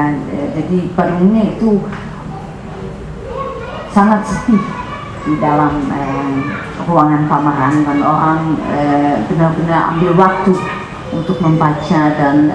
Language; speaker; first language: Indonesian; non-native, fluent; Dutch